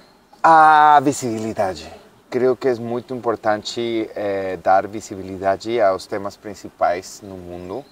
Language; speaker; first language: Portuguese; non-native, fluent; Spanish